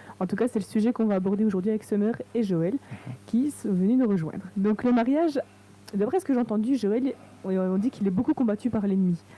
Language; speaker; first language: French; native; French